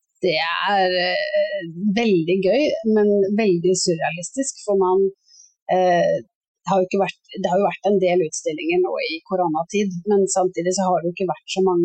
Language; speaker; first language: Norwegian; native; Norwegian